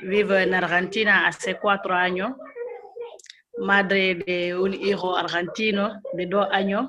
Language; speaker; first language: Spanish; non-native, learner; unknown